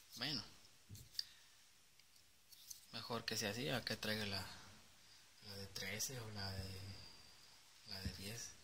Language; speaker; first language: Spanish; native; Spanish